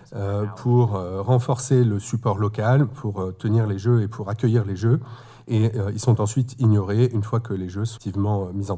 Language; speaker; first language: French; native; French